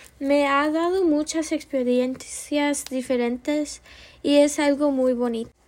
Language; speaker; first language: Spanish; early bilingual, heritage; Spanish